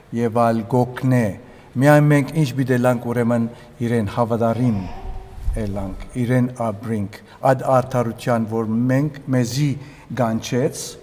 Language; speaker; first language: Armenian; early bilingual, heritage; Armenian